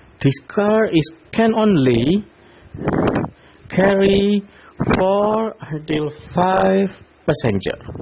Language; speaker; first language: English; non-native, learner; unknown